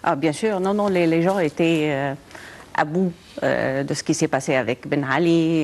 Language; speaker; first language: French; non-native, local second language; Arabic